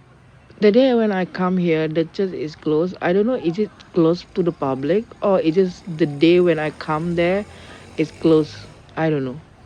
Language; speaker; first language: English; non-native, learner; Indonesian